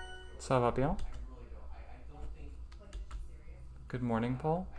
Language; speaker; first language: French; non-native, learner; English